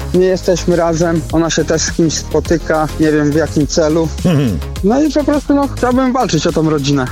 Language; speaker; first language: Polish; native; Polish